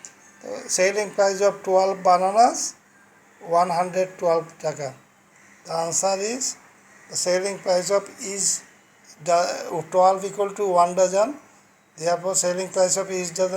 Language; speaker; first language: English; non-native, fluent; Bangla